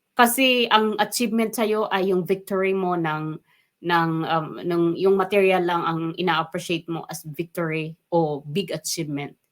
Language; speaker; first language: Filipino; non-native, local second language; Waray